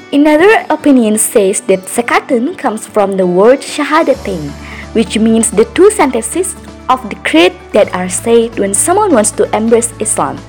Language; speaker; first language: English; non-native, fluent; Indonesian